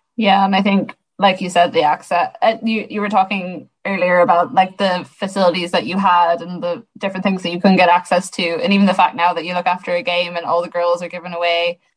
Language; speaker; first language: English; native; English